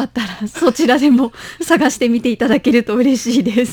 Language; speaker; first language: Japanese; native; Japanese